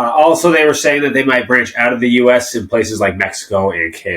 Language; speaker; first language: English; native; English